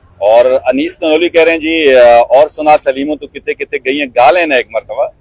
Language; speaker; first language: Urdu; non-native, local second language; Northern Hindko